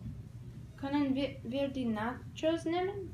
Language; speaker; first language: German; non-native, learner; English